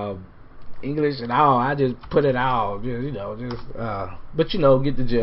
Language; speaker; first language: English; native; English